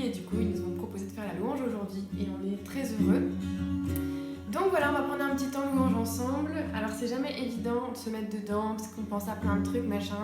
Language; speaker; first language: French; native; French